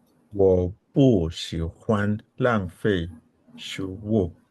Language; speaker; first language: Chinese; non-native, learner; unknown